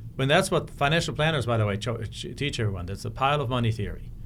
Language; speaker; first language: English; non-native, fluent; German